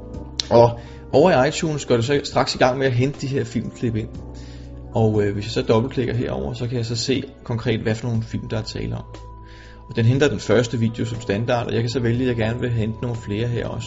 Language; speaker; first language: Danish; native; Danish